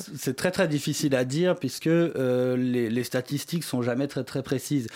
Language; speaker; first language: French; native; French